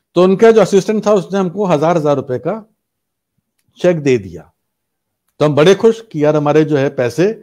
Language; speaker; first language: Hindi; native; Hindi